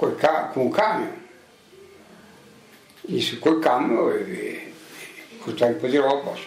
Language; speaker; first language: Italian; non-native, local second language; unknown